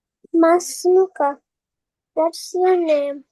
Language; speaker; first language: English; non-native, learner; Bangla